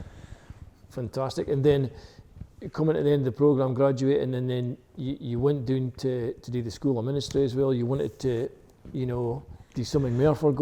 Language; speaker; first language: English; native; English